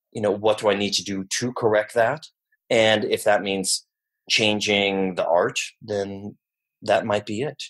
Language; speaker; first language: English; native; English